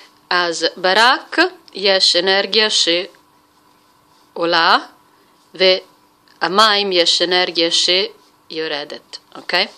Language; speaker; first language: Hebrew; non-native, fluent; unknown